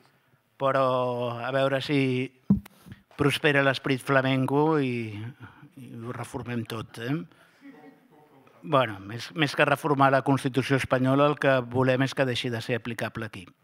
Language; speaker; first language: Catalan; native; Catalan